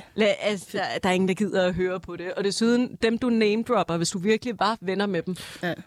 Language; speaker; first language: Danish; native; Danish